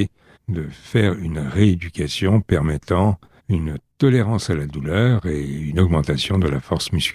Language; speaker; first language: French; native; French